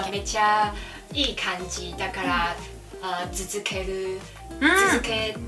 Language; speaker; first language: Japanese; non-native, learner; Chinese